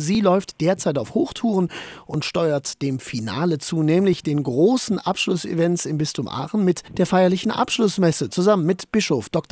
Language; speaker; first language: German; native; German